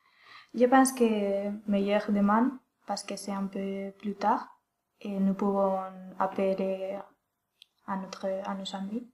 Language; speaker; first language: French; non-native, learner; Spanish